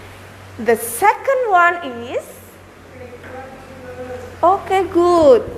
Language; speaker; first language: English; non-native, learner; Indonesian